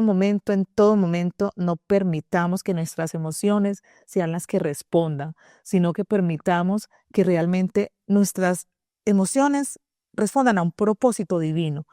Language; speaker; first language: Spanish; native; Spanish